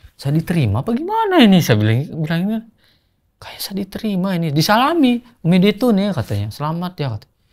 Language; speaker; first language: Indonesian; non-native, local second language; Sasak